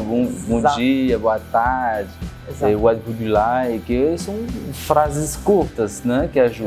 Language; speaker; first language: Portuguese; non-native, fluent; French